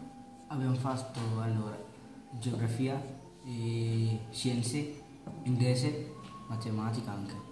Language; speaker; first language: Italian; early bilingual, other home language; Sinhala